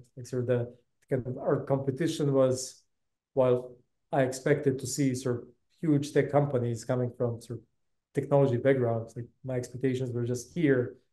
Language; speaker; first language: English; non-native, fluent; Bosnian